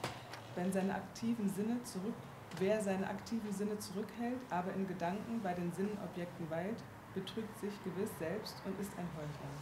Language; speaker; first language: German; native; German